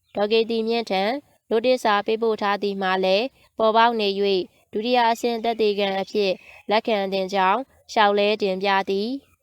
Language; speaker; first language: Burmese; native; Burmese